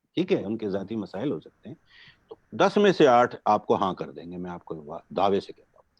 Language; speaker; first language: Urdu; non-native, local second language; Gujarati